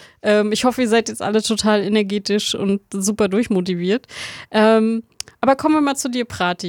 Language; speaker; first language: German; native; German